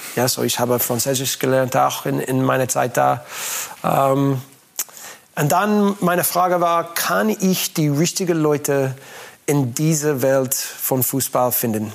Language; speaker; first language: German; non-native, learner; English